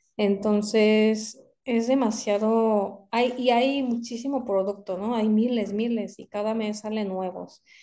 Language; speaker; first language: Spanish; non-native, fluent; Korean